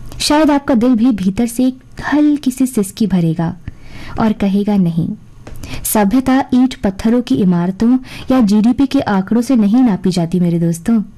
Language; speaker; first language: Hindi; native; Hindi